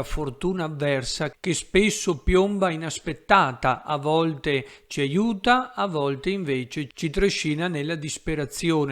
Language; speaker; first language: Italian; native; Italian